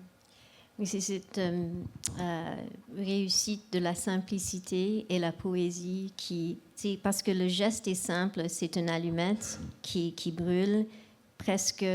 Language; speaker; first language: French; non-native, local second language; English